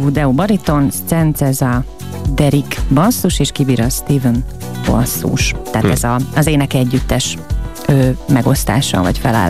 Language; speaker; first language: Hungarian; native; Hungarian